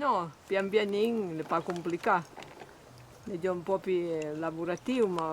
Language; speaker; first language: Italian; non-native, local second language; Occitan